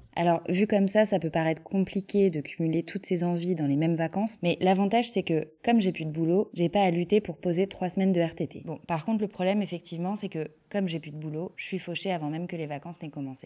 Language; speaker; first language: French; native; French